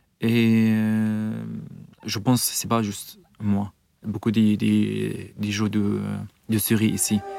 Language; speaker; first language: French; non-native, learner; Arabic